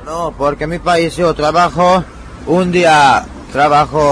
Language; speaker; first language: Spanish; non-native, learner; Hungarian